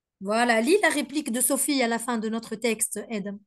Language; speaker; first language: French; non-native, fluent; Arabic